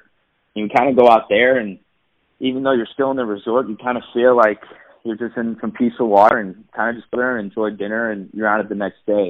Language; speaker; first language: English; native; English